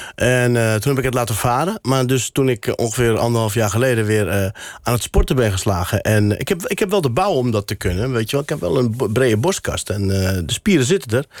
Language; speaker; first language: Dutch; non-native, local second language; Berber languages